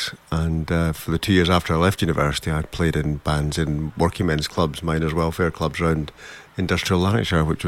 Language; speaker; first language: English; native; English